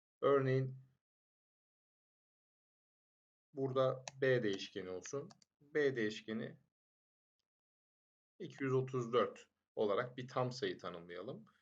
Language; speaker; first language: Turkish; native; Turkish